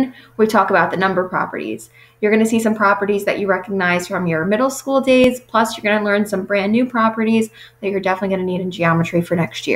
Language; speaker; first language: English; native; English